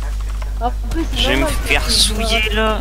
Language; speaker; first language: French; native; French